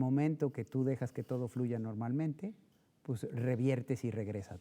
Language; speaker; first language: Spanish; native; Spanish